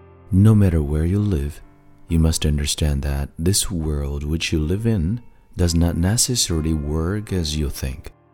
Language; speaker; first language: English; non-native, fluent; Chinese